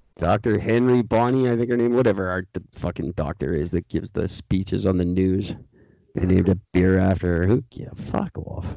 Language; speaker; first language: English; native; English